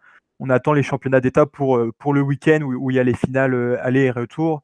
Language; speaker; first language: French; native; French